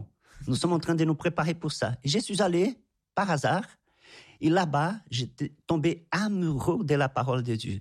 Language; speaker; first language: French; non-native, fluent; Portuguese